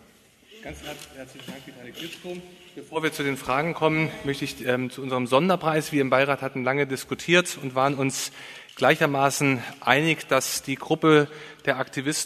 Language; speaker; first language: German; native; German